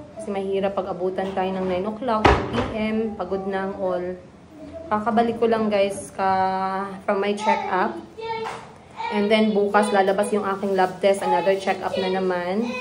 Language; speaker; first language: Filipino; native; Filipino